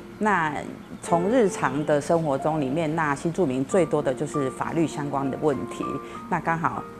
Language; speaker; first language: Chinese; native; Chinese